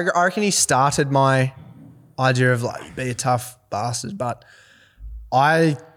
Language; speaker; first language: English; native; English